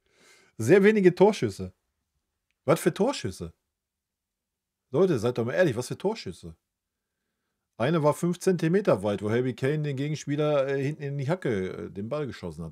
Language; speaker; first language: German; native; German